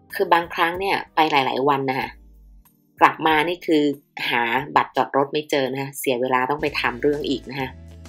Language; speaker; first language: Thai; native; Thai